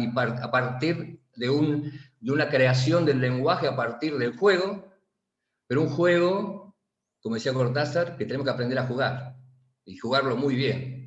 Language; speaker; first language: Spanish; native; Spanish